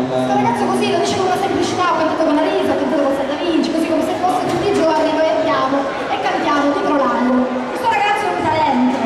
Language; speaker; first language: Italian; native; Italian